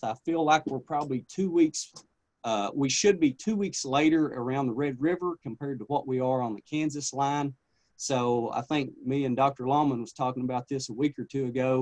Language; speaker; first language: English; native; English